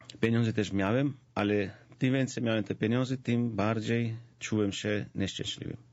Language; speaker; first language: Polish; non-native, fluent; Georgian